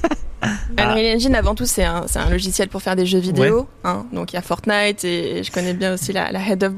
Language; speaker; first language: French; native; French